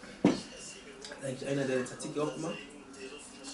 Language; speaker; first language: German; early bilingual, other home language; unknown